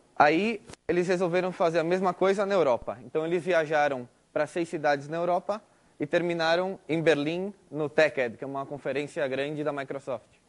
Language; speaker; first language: Portuguese; early bilingual, heritage; Spanish